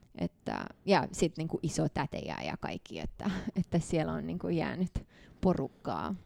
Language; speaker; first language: Finnish; non-native, fluent; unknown